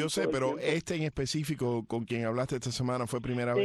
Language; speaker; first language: Spanish; early bilingual, heritage; Spanish